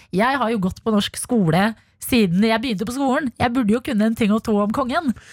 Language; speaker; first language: Norwegian; early bilingual, other home language; Albanian